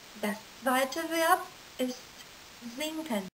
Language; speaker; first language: German; non-native, fluent; Russian